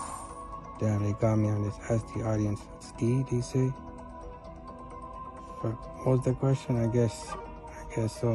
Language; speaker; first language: English; native; English